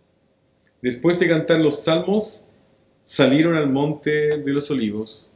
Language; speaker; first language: Spanish; native; Spanish